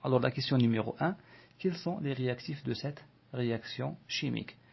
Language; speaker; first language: French; non-native, local second language; Arabic